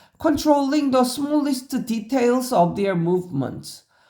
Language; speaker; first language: English; non-native, fluent; Korean